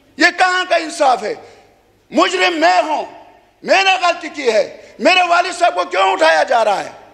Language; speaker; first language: Urdu; non-native, local second language; Khowar